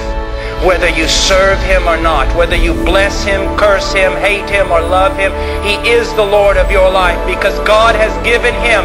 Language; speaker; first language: English; native; English